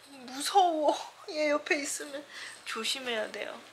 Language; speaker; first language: Korean; early bilingual, heritage; Korean